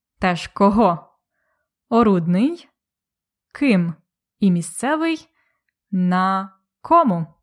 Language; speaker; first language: Ukrainian; native; Ukrainian